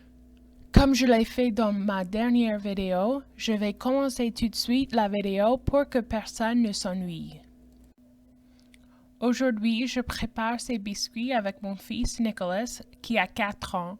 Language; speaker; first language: French; non-native, fluent; English